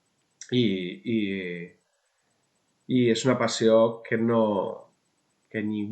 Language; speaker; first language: Catalan; non-native, local second language; Spanish